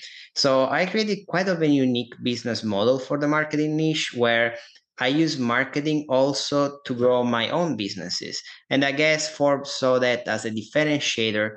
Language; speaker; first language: English; non-native, fluent; Italian